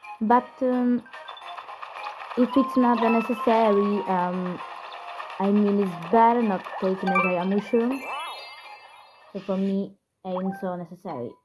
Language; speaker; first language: English; non-native, learner; Italian